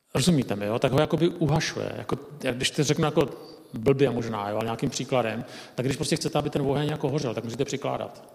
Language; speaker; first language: Czech; native; Czech